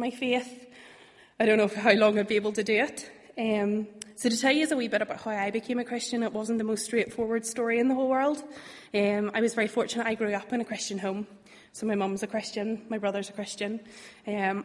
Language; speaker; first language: English; native; English